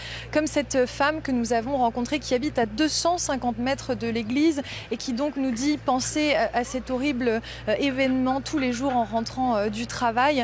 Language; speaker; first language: French; native; French